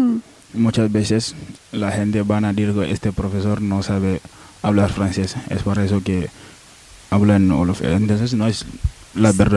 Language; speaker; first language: Spanish; non-native, learner; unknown